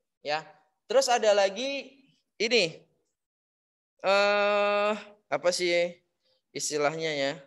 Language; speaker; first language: Indonesian; native; Indonesian